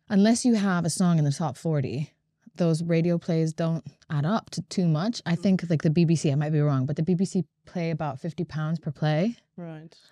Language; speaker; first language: English; non-native, fluent; Latvian